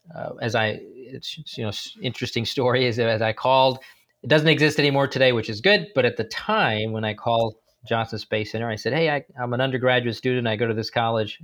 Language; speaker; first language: English; native; English